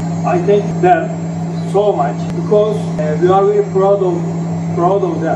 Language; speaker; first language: English; non-native, learner; Turkish